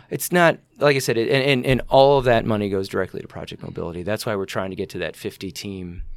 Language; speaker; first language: English; native; English